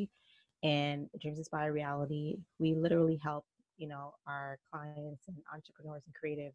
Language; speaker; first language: English; native; English